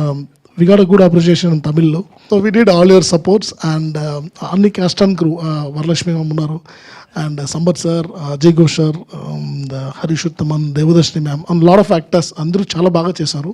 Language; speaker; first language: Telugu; non-native, learner; Tamil